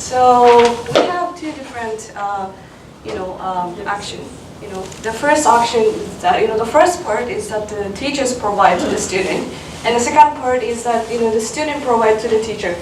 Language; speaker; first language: English; non-native, learner; Japanese